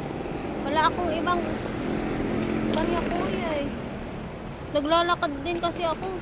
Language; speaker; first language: Filipino; non-native, local second language; Cebuano